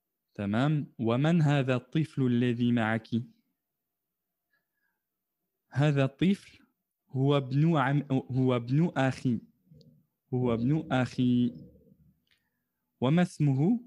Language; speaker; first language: Arabic; non-native, fluent; French